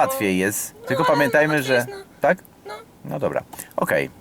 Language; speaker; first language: Polish; native; Polish